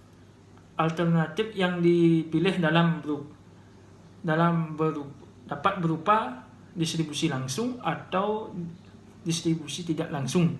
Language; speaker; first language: Indonesian; native; Indonesian